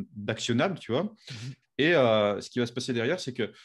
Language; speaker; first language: French; native; French